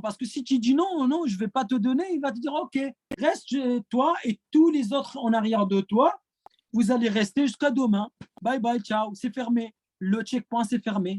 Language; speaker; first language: French; non-native, fluent; Arabic